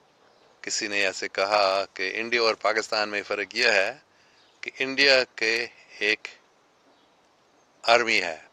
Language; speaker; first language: Hindi; non-native, fluent; English